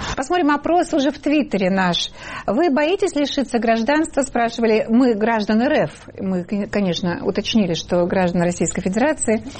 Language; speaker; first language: Russian; native; Russian